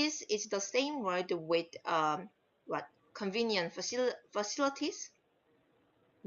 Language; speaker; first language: English; non-native, learner; Korean